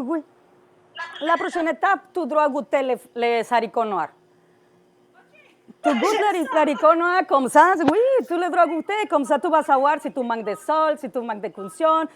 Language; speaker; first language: French; non-native, learner; Spanish